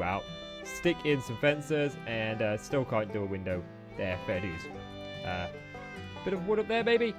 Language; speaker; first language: English; native; English